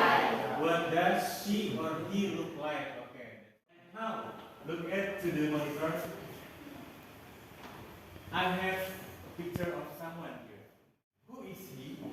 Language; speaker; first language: English; non-native, learner; Indonesian